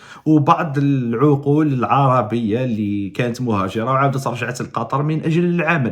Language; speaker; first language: Arabic; native; Arabic